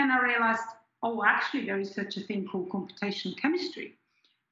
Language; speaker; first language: English; non-native, fluent; German